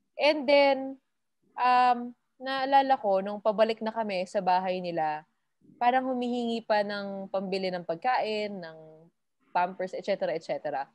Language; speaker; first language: Filipino; native; Filipino